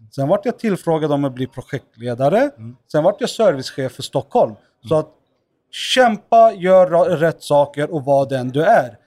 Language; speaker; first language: Swedish; native; Swedish